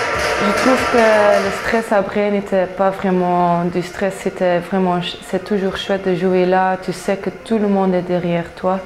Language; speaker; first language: French; non-native, local second language; Dutch